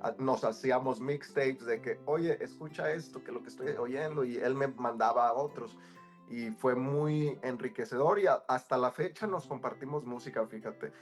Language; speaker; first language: Spanish; early bilingual, heritage; Spanish